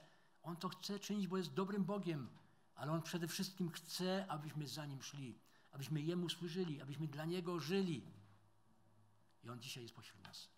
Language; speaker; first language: Polish; native; Polish